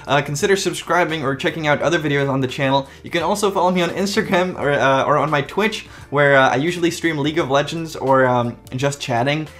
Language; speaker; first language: English; non-native, fluent; Czech